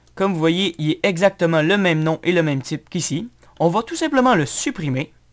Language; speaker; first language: French; native; French